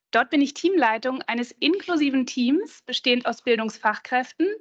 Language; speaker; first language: German; native; German